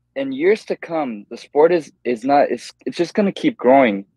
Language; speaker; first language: English; native; English